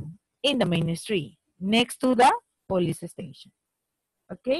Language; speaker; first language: English; non-native, learner; Spanish